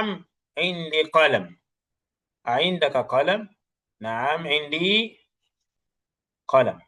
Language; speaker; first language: Arabic; non-native, fluent; English